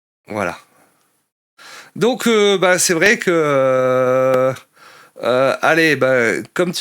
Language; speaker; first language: French; native; French